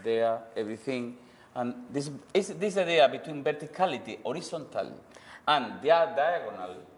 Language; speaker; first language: English; non-native, learner; Spanish